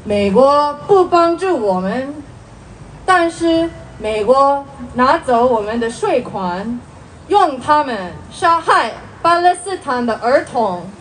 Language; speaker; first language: Chinese; non-native, learner; Korean